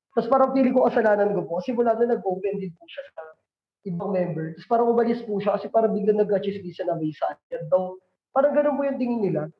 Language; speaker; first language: Filipino; native; Filipino